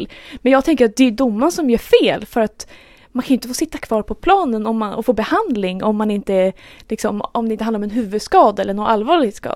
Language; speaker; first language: Swedish; native; Swedish